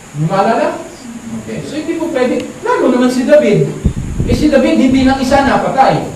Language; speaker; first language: Filipino; native; Filipino